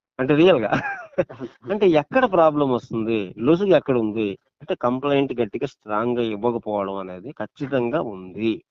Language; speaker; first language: Telugu; non-native, local second language; Odia